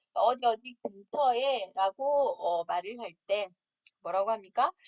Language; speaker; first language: Korean; native; Korean